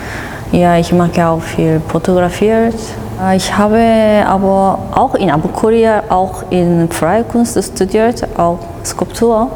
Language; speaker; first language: German; non-native, learner; Korean